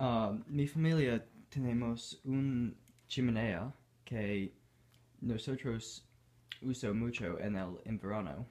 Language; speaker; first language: Spanish; non-native, learner; English